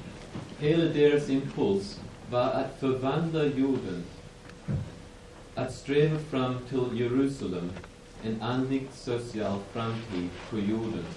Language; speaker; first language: Swedish; non-native, fluent; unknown